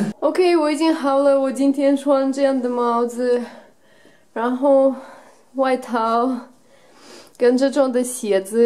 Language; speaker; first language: Chinese; non-native, fluent; Russian